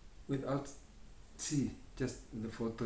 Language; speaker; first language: English; non-native, learner; Spanish